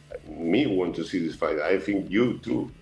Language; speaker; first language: English; non-native, learner; Spanish